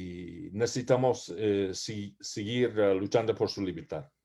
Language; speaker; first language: Spanish; non-native, learner; English